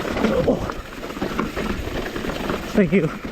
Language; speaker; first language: English; native; English